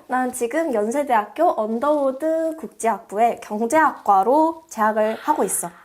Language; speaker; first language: Korean; early bilingual, heritage; Korean